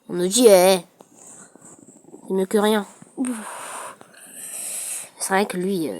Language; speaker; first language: French; native; French